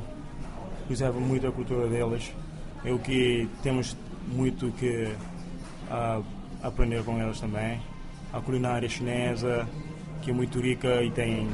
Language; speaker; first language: Portuguese; non-native, local second language; Kabuverdianu